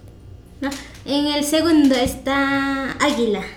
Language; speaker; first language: Spanish; non-native, local second language; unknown